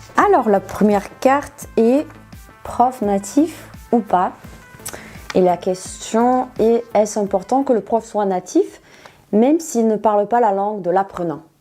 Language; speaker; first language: French; non-native, fluent; Serbian